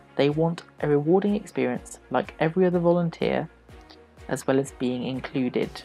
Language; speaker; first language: English; native; English